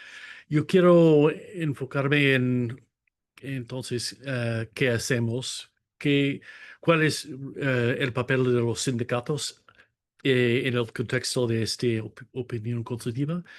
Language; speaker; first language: Spanish; non-native, fluent; English